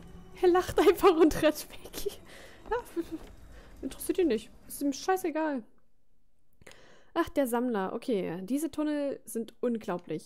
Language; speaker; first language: German; native; German